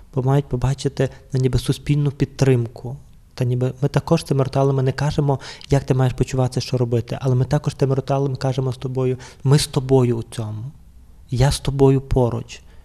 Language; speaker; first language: Ukrainian; native; Ukrainian